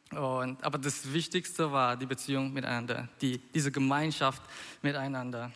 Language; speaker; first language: German; non-native, fluent; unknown